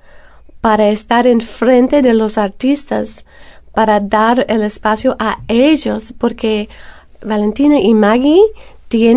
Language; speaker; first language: Spanish; non-native, fluent; English